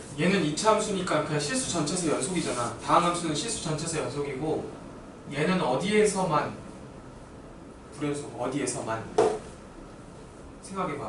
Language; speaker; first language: Korean; native; Korean